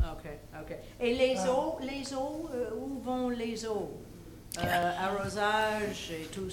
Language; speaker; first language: French; non-native, local second language; English